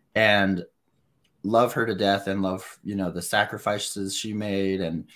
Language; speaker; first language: English; native; English